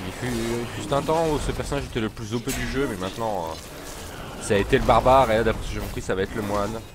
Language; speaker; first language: French; native; French